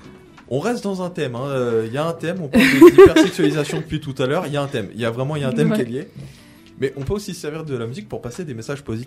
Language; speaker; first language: French; native; French